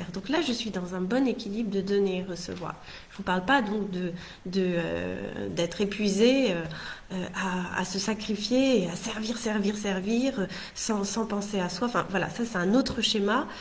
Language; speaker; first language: French; native; French